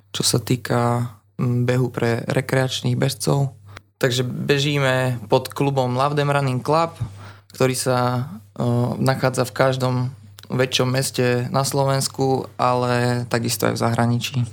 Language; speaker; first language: Slovak; native; Slovak